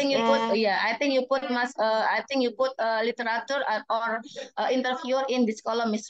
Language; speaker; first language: English; non-native, learner; Indonesian